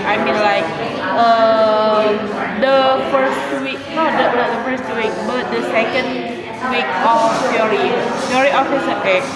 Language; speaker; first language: English; non-native, learner; Indonesian